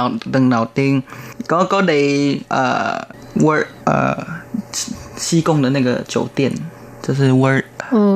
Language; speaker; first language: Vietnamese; non-native, learner; Chinese